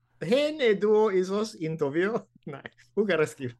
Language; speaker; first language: Greek; non-native, fluent; English